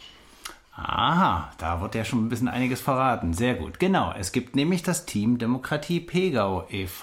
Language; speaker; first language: German; native; German